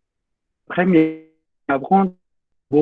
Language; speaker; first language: French; non-native, fluent; Indonesian